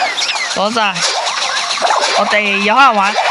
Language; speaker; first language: Chinese; early bilingual, heritage; Cantonese